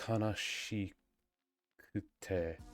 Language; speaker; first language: Japanese; non-native, learner; English